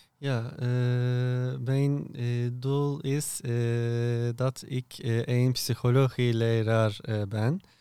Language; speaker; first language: Dutch; non-native, learner; Turkish